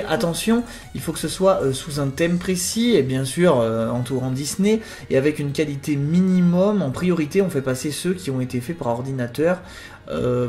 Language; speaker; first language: French; native; French